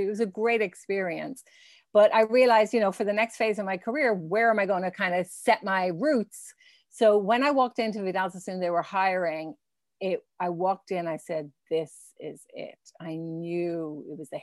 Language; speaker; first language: English; native; English